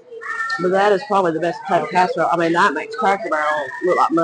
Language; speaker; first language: English; native; English